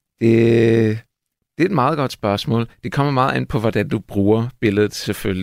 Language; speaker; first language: Danish; non-native, fluent; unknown